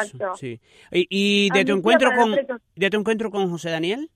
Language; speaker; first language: Spanish; native; Spanish